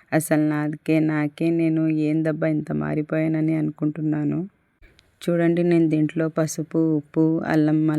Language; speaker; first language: Telugu; non-native, local second language; Urdu